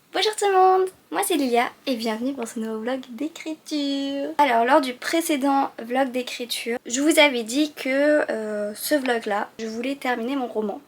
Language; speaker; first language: French; early bilingual, other home language; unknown